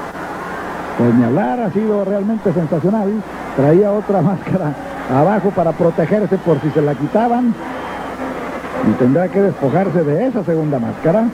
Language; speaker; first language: Spanish; native; Spanish